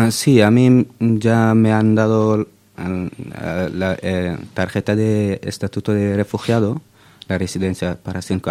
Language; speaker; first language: Spanish; non-native, fluent; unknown